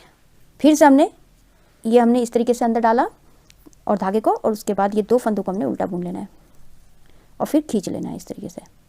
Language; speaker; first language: Hindi; non-native, local second language; Punjabi